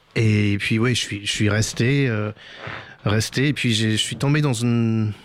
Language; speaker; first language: French; non-native, fluent; English